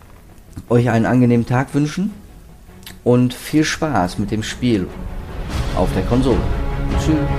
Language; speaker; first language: German; native; German